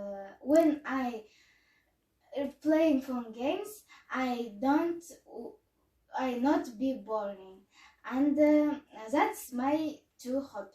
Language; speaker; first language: English; non-native, learner; Kazakh